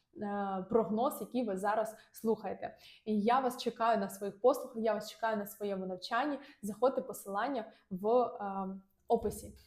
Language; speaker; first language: Ukrainian; non-native, local second language; Russian